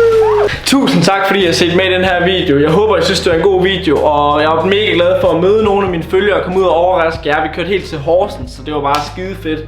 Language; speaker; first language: Danish; native; Danish